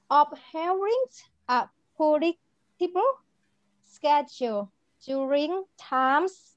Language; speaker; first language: English; non-native, learner; Thai